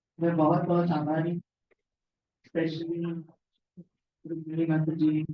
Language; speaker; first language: Hindi; non-native, local second language; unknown